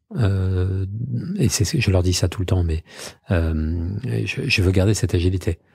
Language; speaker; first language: French; native; French